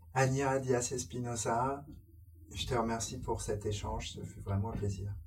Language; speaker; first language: French; native; French